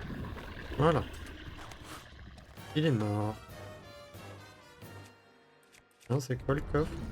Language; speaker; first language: French; native; French